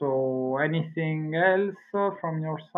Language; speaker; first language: English; non-native, learner; Spanish